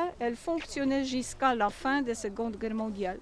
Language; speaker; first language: French; non-native, learner; Polish